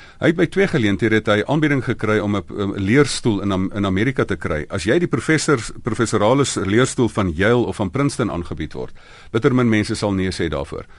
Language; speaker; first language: Afrikaans; native; Afrikaans